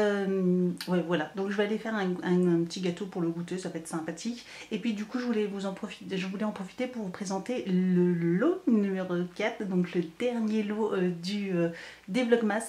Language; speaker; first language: French; native; French